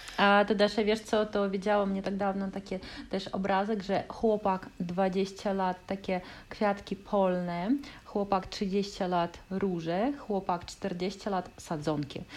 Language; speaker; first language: Polish; non-native, fluent; Russian